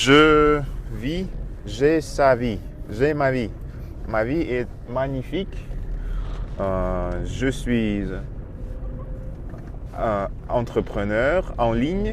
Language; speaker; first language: French; non-native, learner; Russian